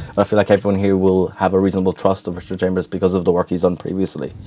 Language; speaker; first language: English; native; English